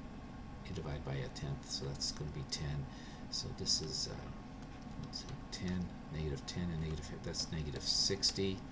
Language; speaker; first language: English; native; English